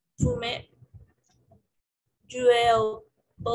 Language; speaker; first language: French; non-native, learner; Spanish